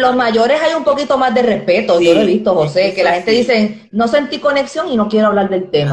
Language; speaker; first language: Spanish; native; Spanish